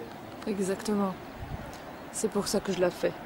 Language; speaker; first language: French; native; French